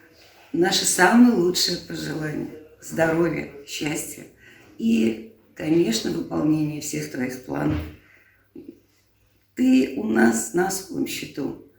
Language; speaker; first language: Russian; native; Russian